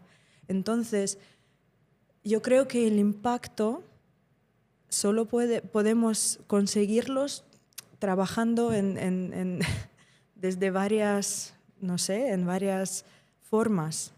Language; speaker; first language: Spanish; non-native, fluent; Ukrainian